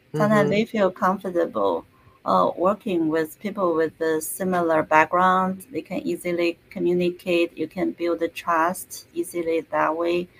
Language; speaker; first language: English; non-native, fluent; Chinese